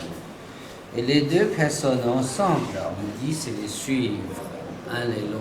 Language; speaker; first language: French; non-native, learner; Chinese